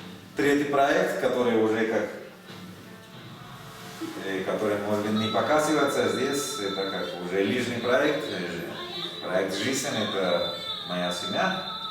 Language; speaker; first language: Russian; non-native, learner; Spanish